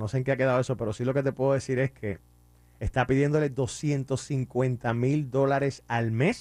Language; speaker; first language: Spanish; native; Spanish